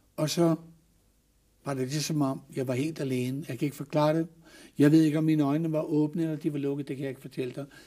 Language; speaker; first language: Danish; native; Danish